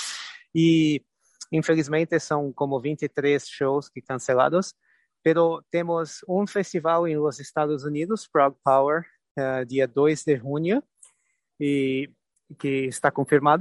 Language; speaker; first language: Portuguese; non-native, fluent; English